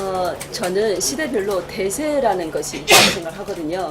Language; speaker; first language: Korean; native; Korean